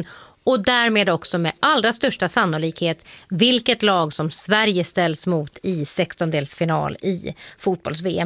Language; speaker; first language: Swedish; native; Swedish